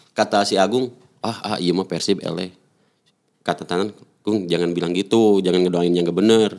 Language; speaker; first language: Indonesian; native; Indonesian